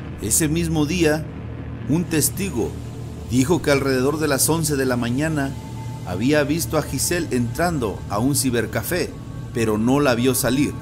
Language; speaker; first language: Spanish; native; Spanish